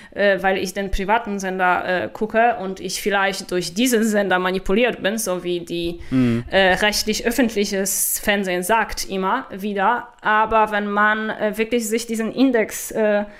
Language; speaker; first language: German; non-native, fluent; Polish